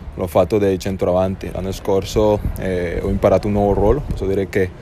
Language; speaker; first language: Italian; non-native, learner; Spanish